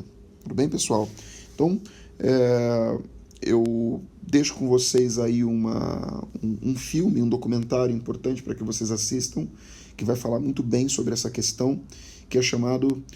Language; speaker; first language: Portuguese; native; Portuguese